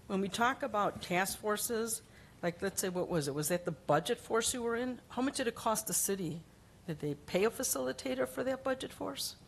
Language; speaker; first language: English; early bilingual, other home language; Spanish